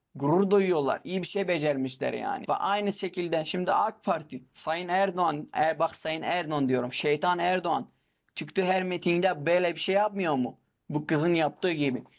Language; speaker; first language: Turkish; non-native, local second language; Kurdish